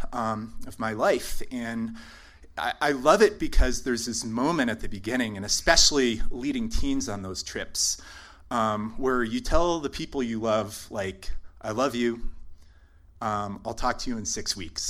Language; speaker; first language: English; native; English